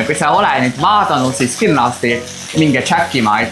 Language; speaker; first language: Estonian; early bilingual, other home language; Chinese